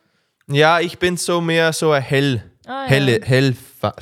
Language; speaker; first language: German; non-native, learner; English